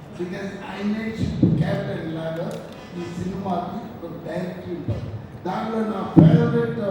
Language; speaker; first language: Telugu; non-native, fluent; Tamil